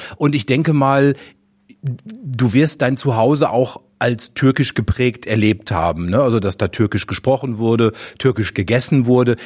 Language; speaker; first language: German; native; German